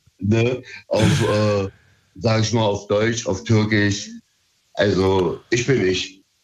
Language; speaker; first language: German; early bilingual, other home language; Turkish